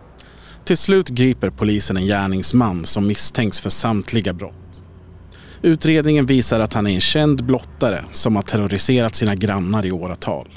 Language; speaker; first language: Swedish; native; Swedish